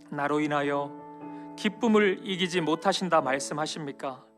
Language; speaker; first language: Korean; native; Korean